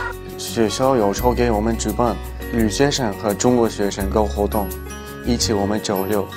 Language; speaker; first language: Chinese; non-native, fluent; Tajik